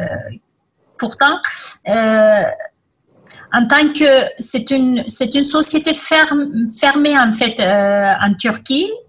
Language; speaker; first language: French; non-native, fluent; Kurdish